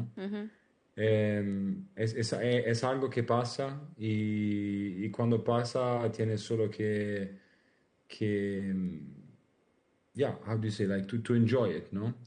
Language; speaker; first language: Spanish; non-native, learner; Italian